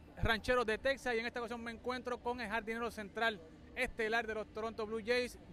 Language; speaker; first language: Spanish; native; Spanish